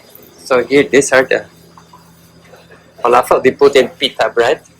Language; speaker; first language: English; non-native, fluent; Indonesian